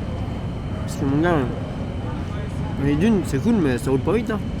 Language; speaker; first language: French; native; French